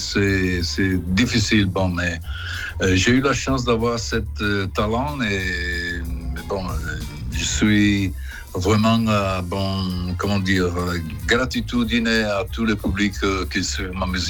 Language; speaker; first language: French; non-native, fluent; Italian